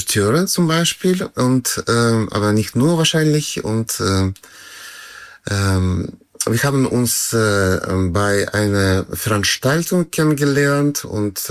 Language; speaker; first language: German; non-native, learner; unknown